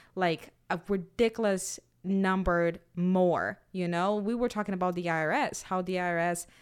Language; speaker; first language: English; non-native, fluent; Portuguese